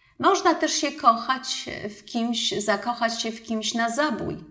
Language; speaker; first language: Polish; native; Polish